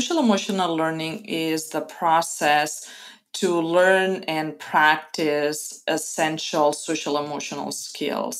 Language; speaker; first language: English; non-native, fluent; Spanish